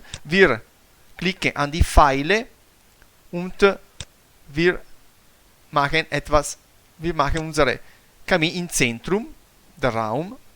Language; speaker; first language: German; non-native, fluent; Italian